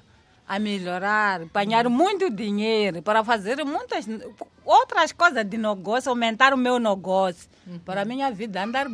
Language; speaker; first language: Portuguese; non-native, local second language; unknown